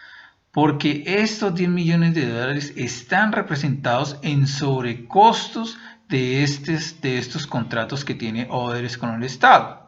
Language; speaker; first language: Spanish; native; Spanish